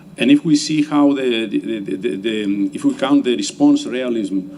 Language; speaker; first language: English; non-native, fluent; Italian